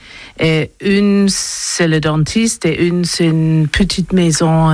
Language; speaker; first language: French; non-native, learner; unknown